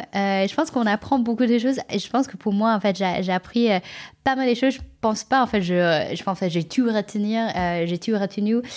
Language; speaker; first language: French; non-native, fluent; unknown